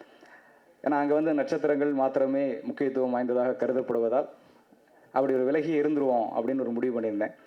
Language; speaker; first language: Tamil; native; Tamil